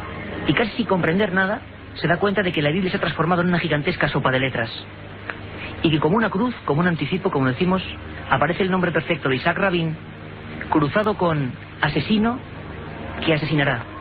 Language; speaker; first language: Spanish; native; Spanish